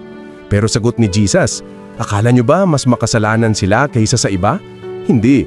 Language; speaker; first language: Filipino; native; Filipino